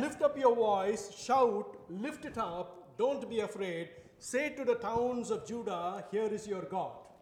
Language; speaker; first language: English; non-native, local second language; Tamil